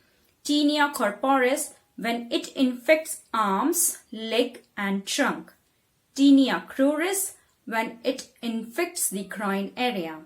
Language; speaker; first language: English; non-native, local second language; Hindi